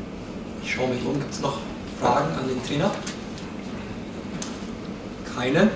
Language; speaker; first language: German; native; German